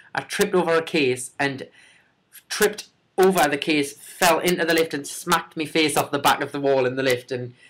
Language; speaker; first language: English; native; English